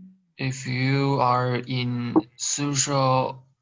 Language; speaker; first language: English; non-native, learner; Korean